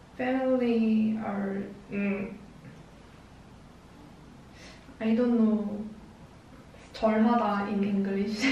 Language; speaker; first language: English; non-native, learner; Korean